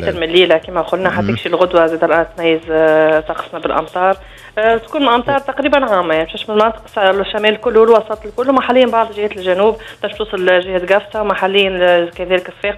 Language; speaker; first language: Arabic; native; Arabic